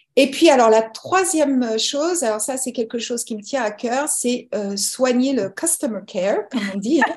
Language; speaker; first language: French; early bilingual, other home language; English